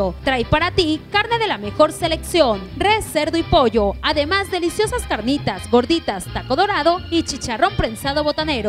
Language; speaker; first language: Spanish; native; Spanish